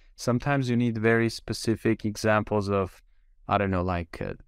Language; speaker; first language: English; non-native, fluent; Armenian